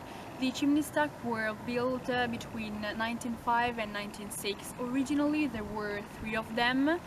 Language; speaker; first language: English; non-native, learner; Italian